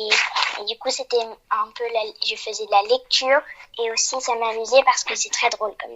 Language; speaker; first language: French; early bilingual, heritage; French